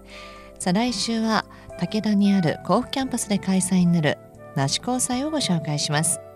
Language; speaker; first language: Japanese; native; Japanese